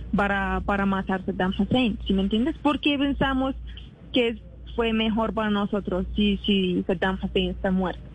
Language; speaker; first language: Spanish; non-native, fluent; Arabic